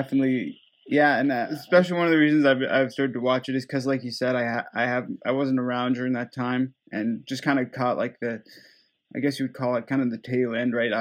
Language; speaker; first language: English; non-native, fluent; Dutch